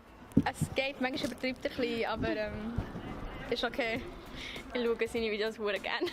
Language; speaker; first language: German; non-native, learner; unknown